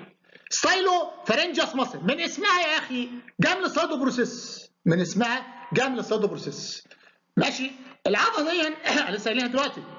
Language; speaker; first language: Arabic; native; Arabic